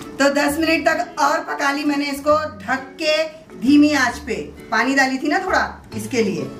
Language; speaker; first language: Hindi; non-native, local second language; Urdu